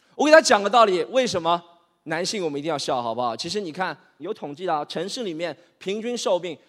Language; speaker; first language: Chinese; native; Chinese